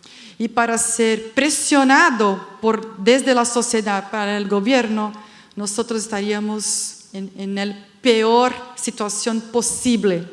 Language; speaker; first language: Spanish; non-native, fluent; Portuguese